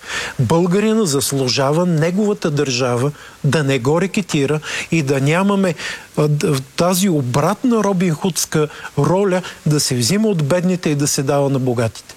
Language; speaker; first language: Bulgarian; native; Bulgarian